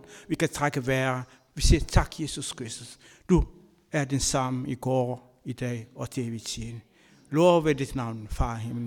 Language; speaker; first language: Danish; non-native, fluent; Kabuverdianu